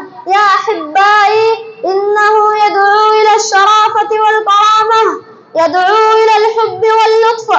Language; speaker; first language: Arabic; non-native, learner; Urdu